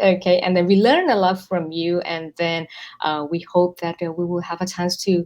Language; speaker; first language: English; non-native, fluent; Thai